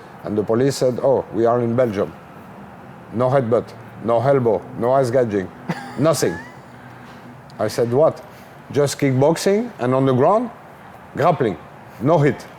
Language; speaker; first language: English; non-native, learner; French